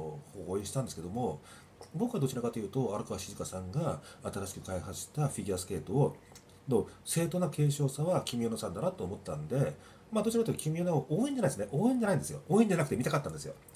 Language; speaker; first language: Japanese; native; Japanese